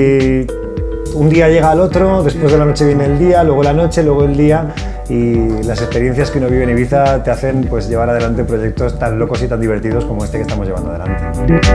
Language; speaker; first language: Spanish; native; Spanish